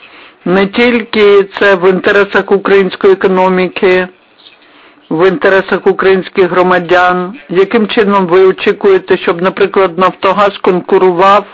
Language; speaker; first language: Ukrainian; non-native, fluent; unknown